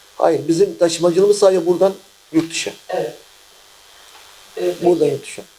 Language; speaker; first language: Turkish; native; Turkish